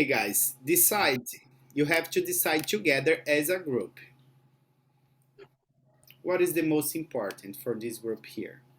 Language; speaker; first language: English; non-native, fluent; Portuguese